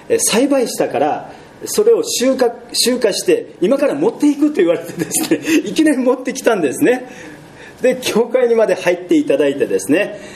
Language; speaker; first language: Japanese; early bilingual, heritage; Japanese